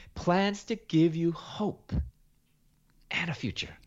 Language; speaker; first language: English; native; English